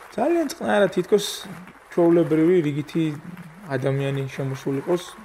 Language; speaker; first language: Georgian; native; Georgian